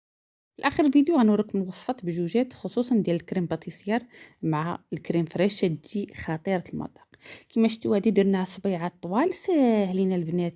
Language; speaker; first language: Arabic; native; Arabic